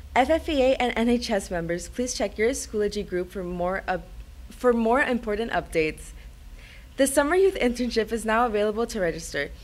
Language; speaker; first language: English; native; English